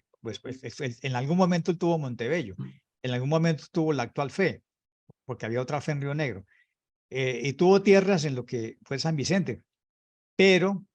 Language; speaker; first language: Spanish; native; Spanish